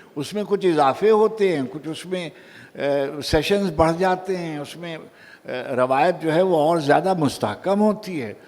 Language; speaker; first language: Urdu; native; Urdu